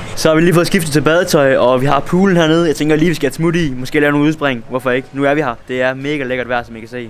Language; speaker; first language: Danish; native; Danish